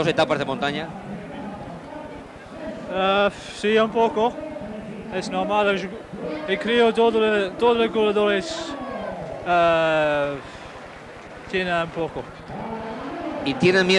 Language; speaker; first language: Spanish; non-native, learner; English